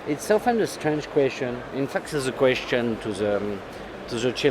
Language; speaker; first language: English; non-native, fluent; French